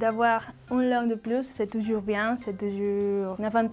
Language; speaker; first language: French; non-native, learner; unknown